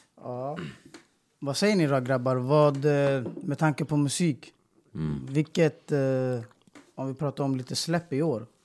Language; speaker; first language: Swedish; early bilingual, other home language; Persian